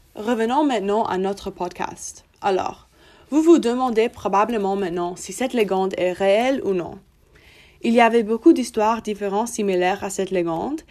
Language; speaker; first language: French; non-native, learner; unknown